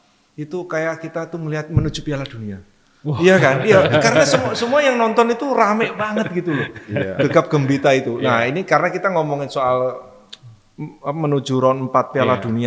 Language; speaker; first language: Indonesian; native; Indonesian